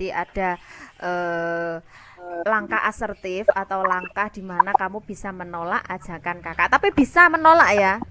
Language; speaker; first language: Indonesian; native; Indonesian